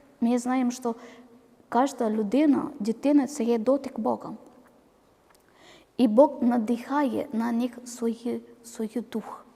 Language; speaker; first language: Ukrainian; non-native, learner; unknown